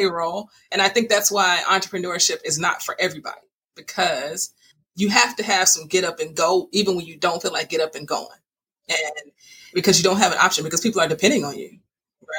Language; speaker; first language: English; native; English